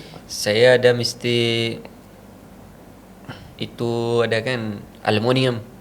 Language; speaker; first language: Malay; non-native, learner; Punjabi